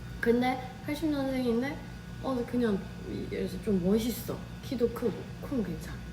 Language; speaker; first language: Korean; non-native, fluent; Burmese